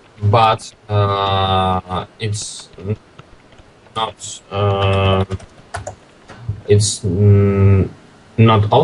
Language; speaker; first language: English; non-native, learner; Russian